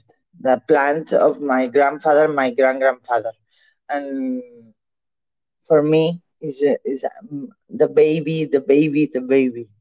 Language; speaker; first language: English; non-native, learner; Catalan